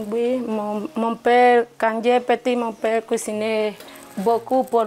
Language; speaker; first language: French; non-native, learner; Spanish